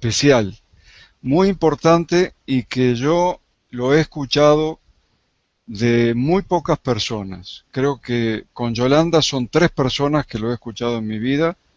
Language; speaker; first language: Spanish; native; Spanish